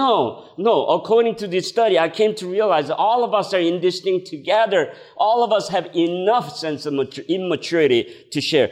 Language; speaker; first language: English; non-native, fluent; Korean